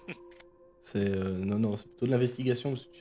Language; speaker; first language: French; native; French